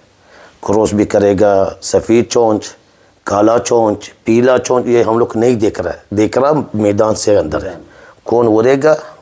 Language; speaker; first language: Hindi; non-native, learner; Arabic